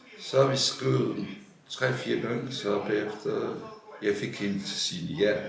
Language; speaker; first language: Danish; non-native, fluent; Turkish